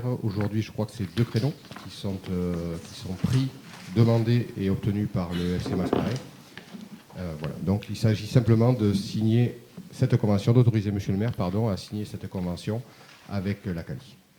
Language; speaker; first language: French; native; French